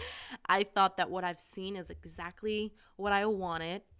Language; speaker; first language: English; non-native, fluent; German